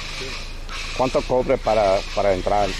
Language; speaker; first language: Spanish; non-native, learner; English